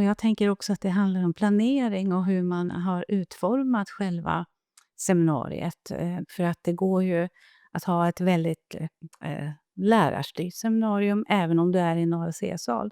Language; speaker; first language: Swedish; native; Swedish